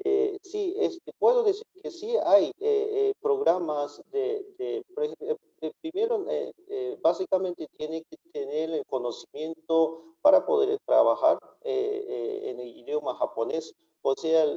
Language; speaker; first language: Spanish; non-native, fluent; Japanese